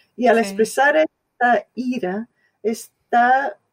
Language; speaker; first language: Spanish; non-native, fluent; English